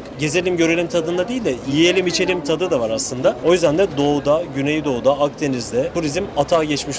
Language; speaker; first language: Turkish; native; Turkish